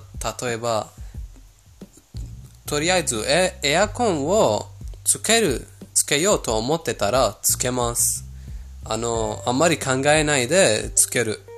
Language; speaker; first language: Japanese; non-native, fluent; Persian